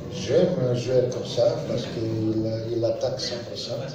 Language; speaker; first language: French; non-native, learner; Serbian